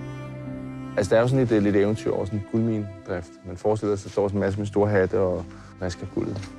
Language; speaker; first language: Danish; native; Danish